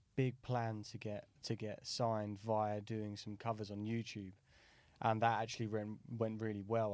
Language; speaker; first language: English; native; English